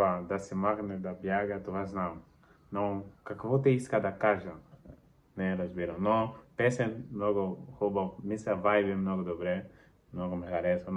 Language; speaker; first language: Bulgarian; non-native, learner; Portuguese